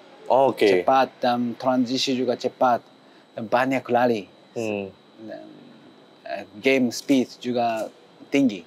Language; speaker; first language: Indonesian; non-native, learner; Japanese